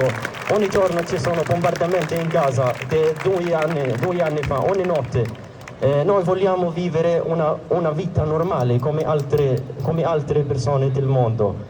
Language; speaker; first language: Italian; non-native, learner; Arabic